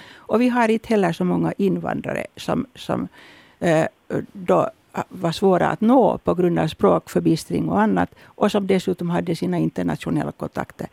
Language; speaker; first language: Swedish; native; Swedish